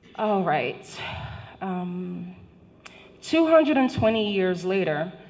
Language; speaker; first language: English; non-native, fluent; Haitian Creole